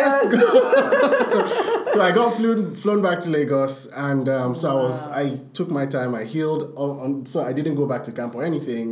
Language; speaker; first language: English; non-native, local second language; Yoruba